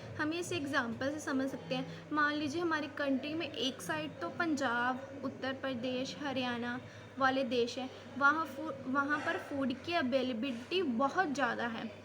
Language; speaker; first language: Hindi; native; Hindi